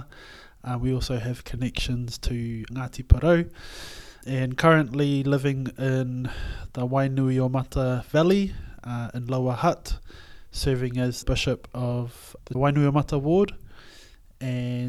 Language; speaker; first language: English; native; English